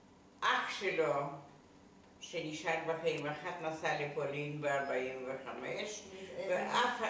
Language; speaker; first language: Hebrew; non-native, fluent; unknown